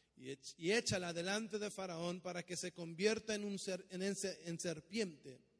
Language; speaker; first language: Spanish; native; Spanish